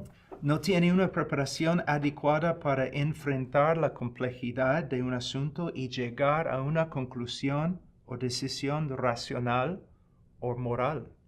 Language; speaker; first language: Spanish; non-native, fluent; English